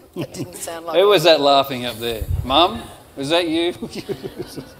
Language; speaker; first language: English; native; English